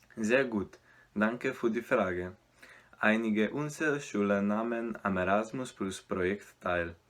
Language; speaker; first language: German; non-native, learner; Slovenian